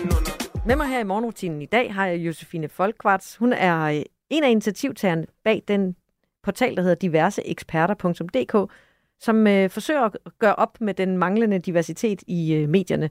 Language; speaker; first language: Danish; native; Danish